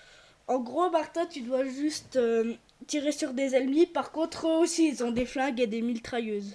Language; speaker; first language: French; native; French